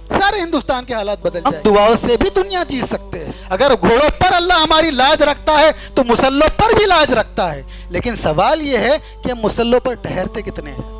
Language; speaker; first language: Urdu; native; Urdu